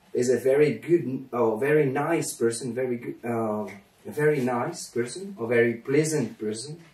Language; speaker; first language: English; non-native, fluent; Spanish